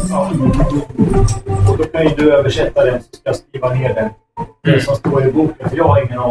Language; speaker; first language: Swedish; native; Swedish